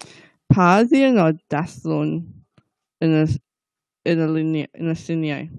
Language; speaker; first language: Welsh; non-native, learner; English